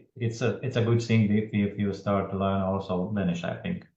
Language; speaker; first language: English; non-native, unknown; Latvian